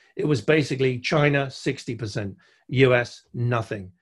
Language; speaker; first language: English; native; English